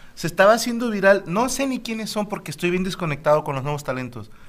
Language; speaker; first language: Spanish; native; Spanish